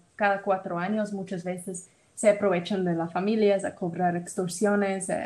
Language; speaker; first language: Spanish; non-native, fluent; English